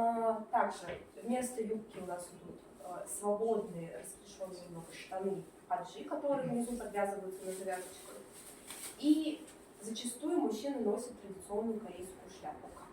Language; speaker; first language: Russian; native; Russian